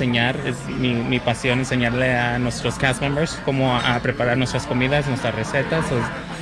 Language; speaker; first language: Spanish; early bilingual, heritage; Spanish